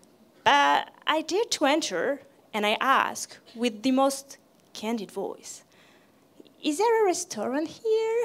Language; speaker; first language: English; non-native, fluent; French